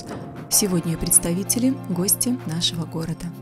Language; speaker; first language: Russian; native; Russian